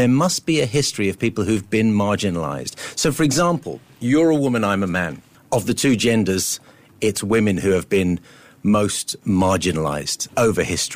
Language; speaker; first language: English; native; English